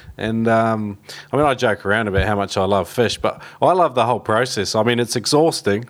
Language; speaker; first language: English; native; English